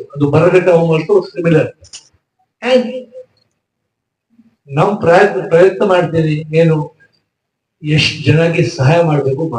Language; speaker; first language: Kannada; non-native, local second language; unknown